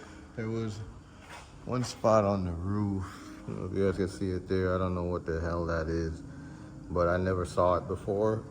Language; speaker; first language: English; native; English